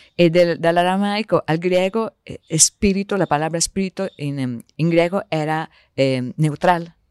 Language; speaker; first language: Spanish; non-native, fluent; Italian